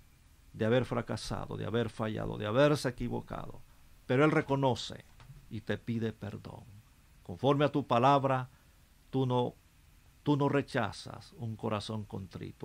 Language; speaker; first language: Spanish; native; Spanish